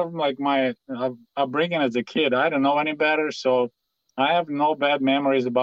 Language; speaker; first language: English; non-native, fluent; Russian